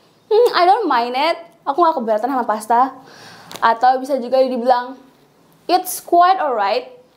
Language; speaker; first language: English; non-native, fluent; Indonesian